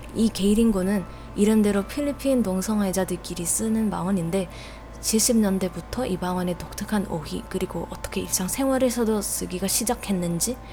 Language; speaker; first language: Korean; non-native, fluent; Filipino